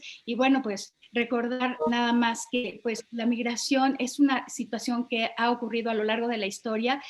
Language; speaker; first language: Spanish; native; Spanish